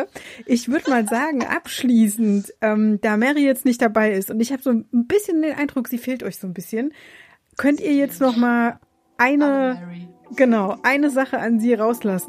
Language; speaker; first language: German; native; German